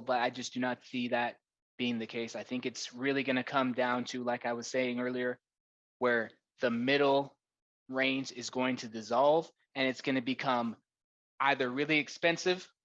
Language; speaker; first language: English; native; English